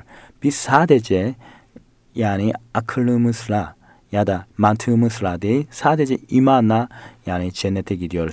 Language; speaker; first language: Turkish; non-native, fluent; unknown